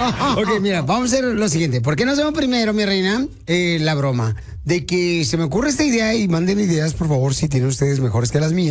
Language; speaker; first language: Spanish; native; Spanish